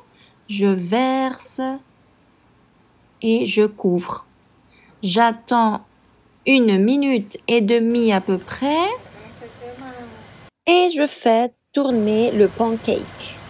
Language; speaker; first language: French; non-native, fluent; Spanish